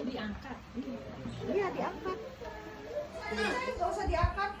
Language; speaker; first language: Indonesian; native; Indonesian